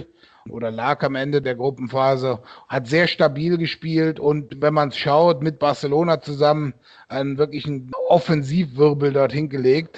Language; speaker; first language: German; native; German